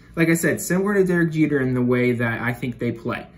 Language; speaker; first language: English; native; English